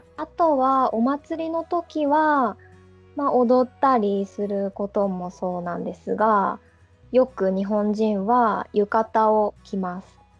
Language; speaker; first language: Japanese; native; Japanese